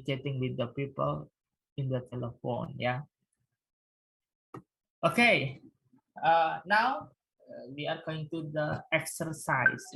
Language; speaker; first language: English; non-native, fluent; Indonesian